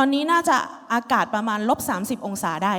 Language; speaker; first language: Thai; native; Thai